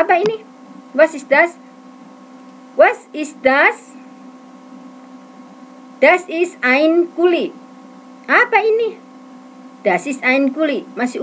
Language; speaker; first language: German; non-native, fluent; Indonesian